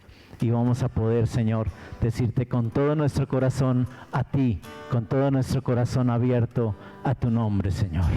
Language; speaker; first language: Spanish; native; Spanish